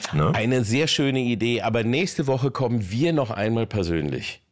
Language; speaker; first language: German; native; German